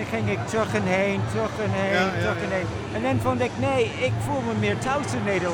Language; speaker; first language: Dutch; non-native, fluent; English